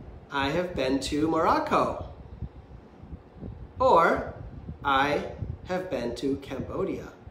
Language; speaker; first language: English; native; English